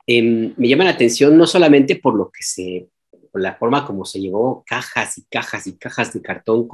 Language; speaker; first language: Spanish; native; Spanish